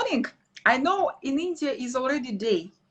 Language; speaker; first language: English; non-native, learner; Russian